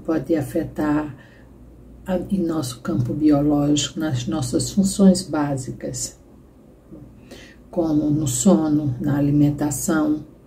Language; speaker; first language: Portuguese; native; Portuguese